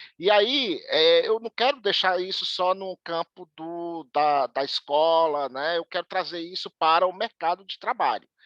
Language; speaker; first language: Portuguese; native; Portuguese